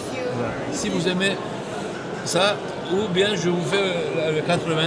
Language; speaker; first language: French; non-native, fluent; Turkish